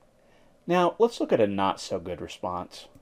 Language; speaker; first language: English; native; English